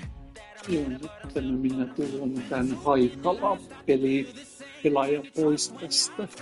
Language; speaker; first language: Finnish; non-native, learner; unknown